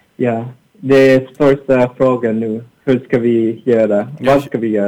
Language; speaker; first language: Swedish; non-native, learner; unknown